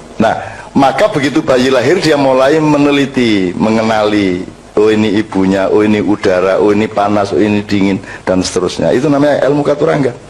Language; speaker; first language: Indonesian; native; Indonesian